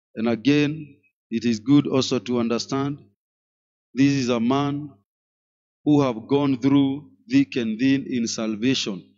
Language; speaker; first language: English; non-native, local second language; Swahili